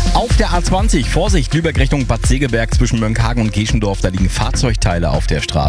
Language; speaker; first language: German; native; German